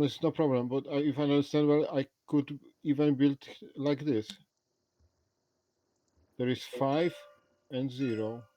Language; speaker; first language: English; non-native, learner; Polish